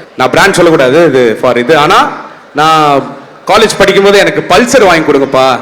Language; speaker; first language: Tamil; native; Tamil